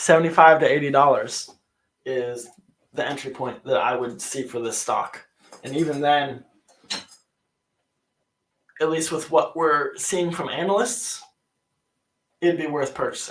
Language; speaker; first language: English; native; English